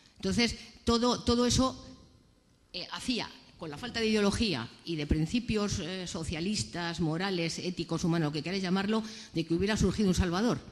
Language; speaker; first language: Spanish; native; Spanish